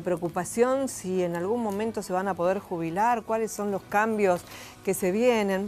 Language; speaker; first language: Spanish; native; Spanish